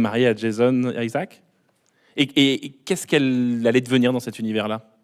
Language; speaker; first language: French; native; French